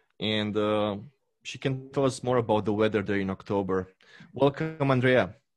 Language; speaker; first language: English; non-native, fluent; Romanian